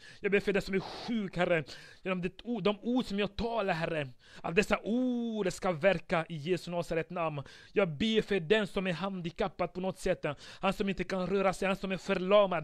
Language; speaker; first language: Swedish; non-native, fluent; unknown